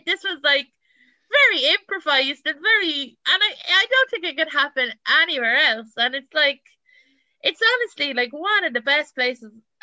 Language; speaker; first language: English; native; English